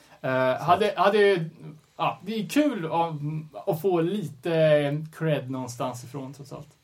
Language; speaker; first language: Swedish; native; Swedish